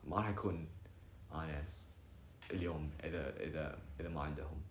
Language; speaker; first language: Arabic; early bilingual, other home language; Chinese